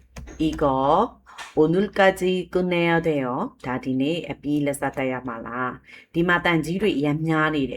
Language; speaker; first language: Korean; non-native, fluent; Burmese